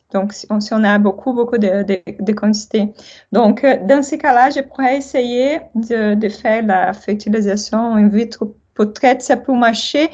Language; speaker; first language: French; non-native, fluent; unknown